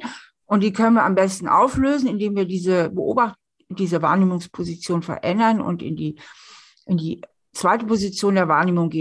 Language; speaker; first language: German; native; German